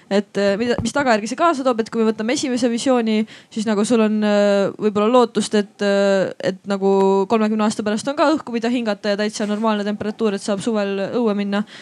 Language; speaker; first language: Estonian; native; Estonian